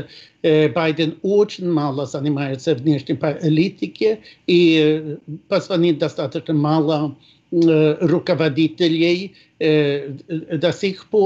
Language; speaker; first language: Russian; non-native, fluent; Swedish